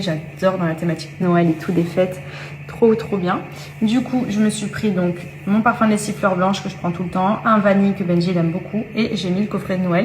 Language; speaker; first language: French; native; French